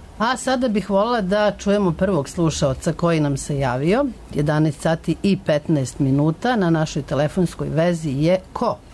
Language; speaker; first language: Serbian; native; Serbian